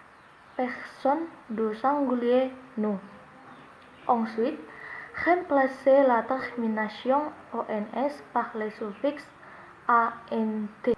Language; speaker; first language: French; non-native, learner; Indonesian